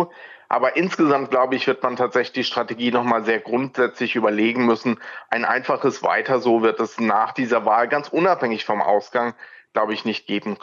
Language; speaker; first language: German; native; German